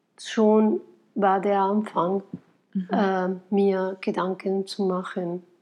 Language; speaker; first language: German; non-native, fluent; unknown